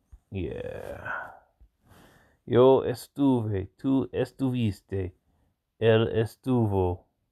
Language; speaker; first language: Spanish; non-native, learner; English